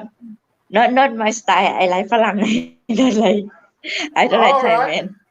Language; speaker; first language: English; non-native, learner; Thai